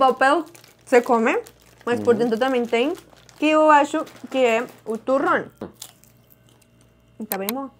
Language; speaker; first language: Portuguese; non-native, fluent; Spanish